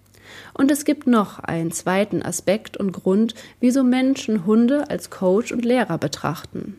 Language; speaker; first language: German; native; German